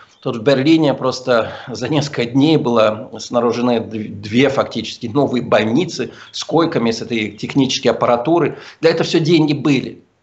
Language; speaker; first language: Russian; early bilingual, heritage; Russian